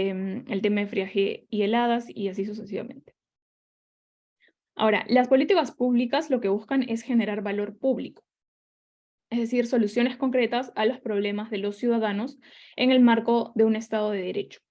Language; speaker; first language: Spanish; native; Spanish